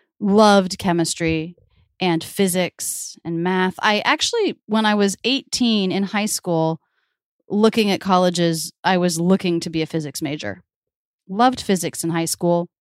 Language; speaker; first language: English; native; English